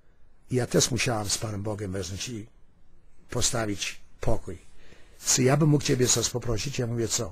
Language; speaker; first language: Polish; early bilingual, heritage; Polish